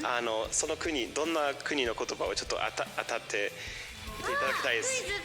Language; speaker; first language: Japanese; non-native, fluent; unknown